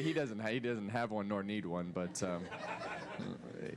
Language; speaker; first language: English; native; English